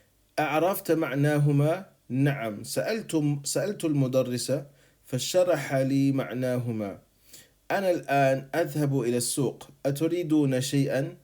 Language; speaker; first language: Arabic; non-native, fluent; English